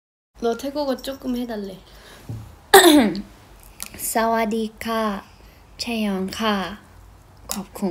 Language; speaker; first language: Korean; early bilingual, heritage; Korean